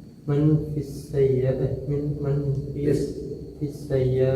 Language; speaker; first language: Arabic; non-native, learner; Indonesian